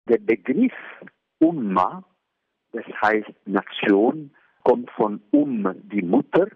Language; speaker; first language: German; non-native, fluent; Arabic